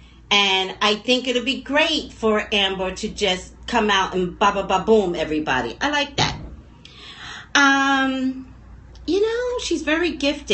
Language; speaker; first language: English; native; English